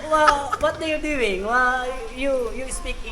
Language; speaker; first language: English; non-native, learner; Filipino